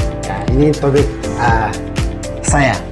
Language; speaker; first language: Indonesian; non-native, learner; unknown